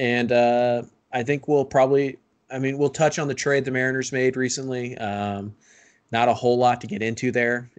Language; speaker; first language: English; native; English